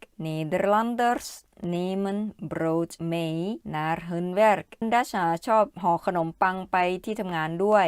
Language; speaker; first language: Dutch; non-native, learner; Thai